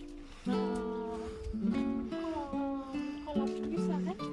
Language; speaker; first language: French; non-native, local second language; Malagasy